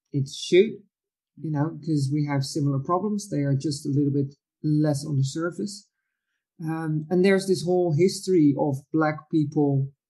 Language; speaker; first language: English; non-native, fluent; Dutch